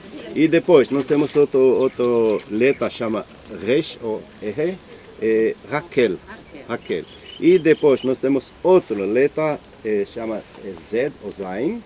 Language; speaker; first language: Portuguese; non-native, learner; Hebrew